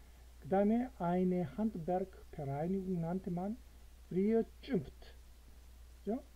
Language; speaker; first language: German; non-native, learner; Korean